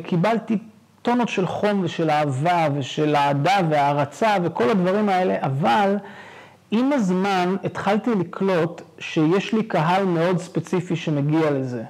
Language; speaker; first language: Hebrew; early bilingual, heritage; Hebrew